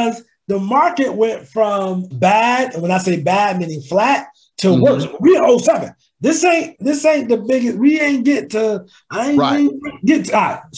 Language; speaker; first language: English; native; English